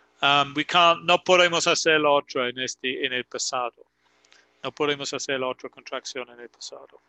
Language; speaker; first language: Spanish; non-native, fluent; English